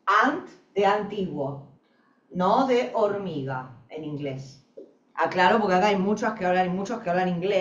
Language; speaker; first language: Spanish; native; Spanish